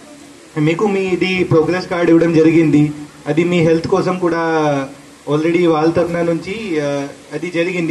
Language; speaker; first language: Telugu; non-native, learner; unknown